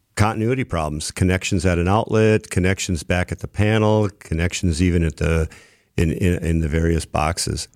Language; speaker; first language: English; native; English